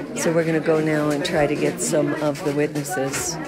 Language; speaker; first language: English; native; English